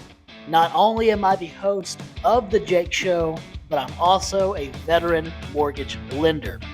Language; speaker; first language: English; native; English